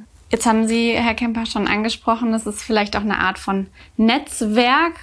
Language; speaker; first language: German; native; German